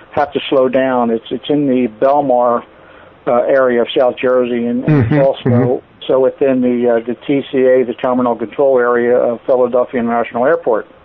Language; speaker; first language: English; native; English